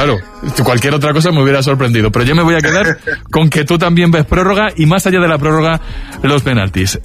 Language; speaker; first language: Spanish; native; Spanish